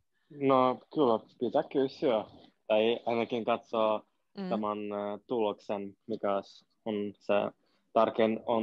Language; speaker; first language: Finnish; non-native, fluent; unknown